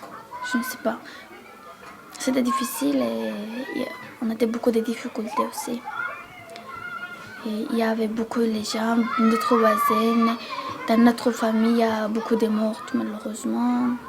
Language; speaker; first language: French; non-native, learner; Georgian